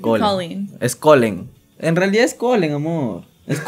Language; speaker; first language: Spanish; native; Spanish